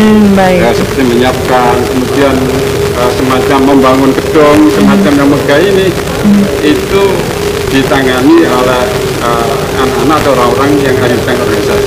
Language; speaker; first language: Indonesian; native; Indonesian